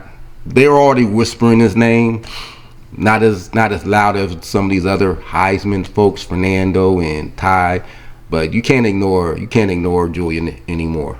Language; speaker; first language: English; native; English